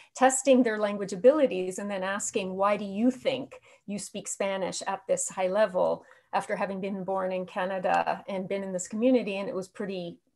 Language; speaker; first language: English; native; English